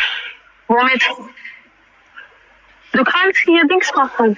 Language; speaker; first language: German; early bilingual, other home language; Amharic